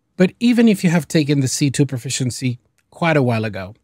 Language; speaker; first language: English; early bilingual, other home language; Spanish